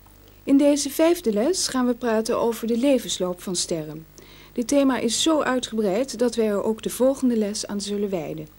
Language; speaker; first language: Dutch; native; Dutch